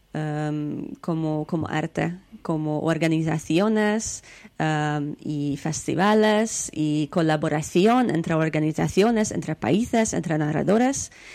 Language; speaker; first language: Spanish; non-native, learner; Hungarian